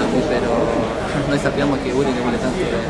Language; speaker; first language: Italian; non-native, learner; Spanish